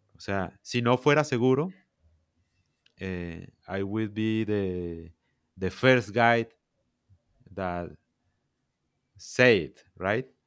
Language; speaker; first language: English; non-native, learner; Spanish